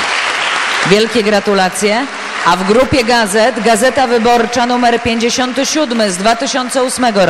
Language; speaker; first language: Polish; native; Polish